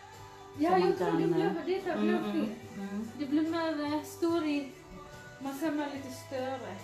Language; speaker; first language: Swedish; non-native, learner; Cebuano